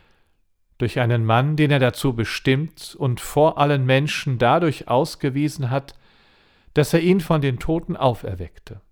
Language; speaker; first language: German; native; German